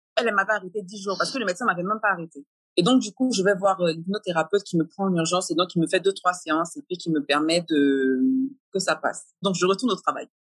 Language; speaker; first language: French; native; French